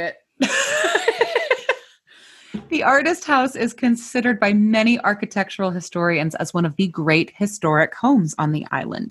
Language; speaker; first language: English; native; English